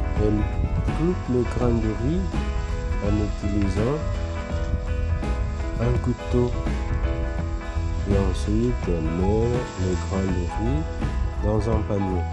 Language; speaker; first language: French; non-native, fluent; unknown